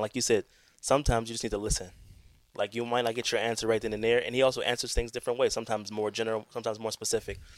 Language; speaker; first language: English; native; English